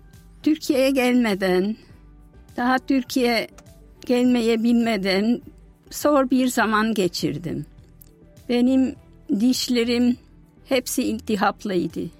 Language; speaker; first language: Turkish; non-native, fluent; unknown